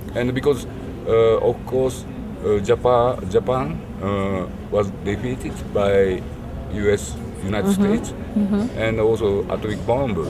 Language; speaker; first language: English; non-native, learner; Japanese